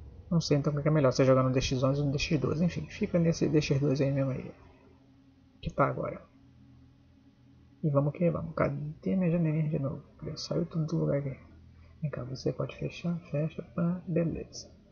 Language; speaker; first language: Portuguese; native; Portuguese